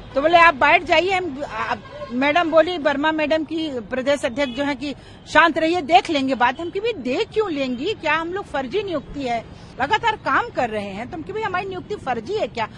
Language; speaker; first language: Hindi; native; Hindi